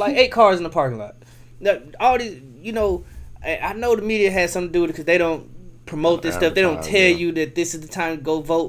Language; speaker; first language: English; native; English